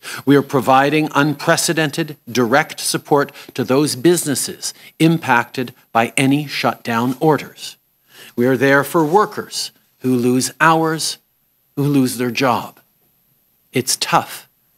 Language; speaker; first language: English; early bilingual, other home language; French